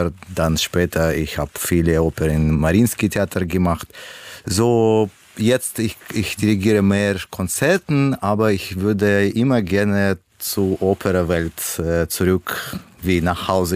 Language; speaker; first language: German; non-native, learner; Russian